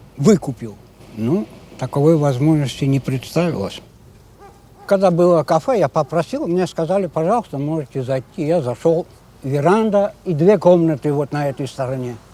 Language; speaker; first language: Russian; non-native, local second language; Crimean Tatar